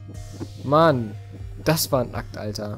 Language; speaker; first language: German; native; German